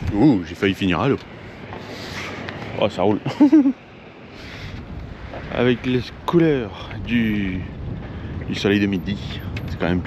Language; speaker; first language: French; native; French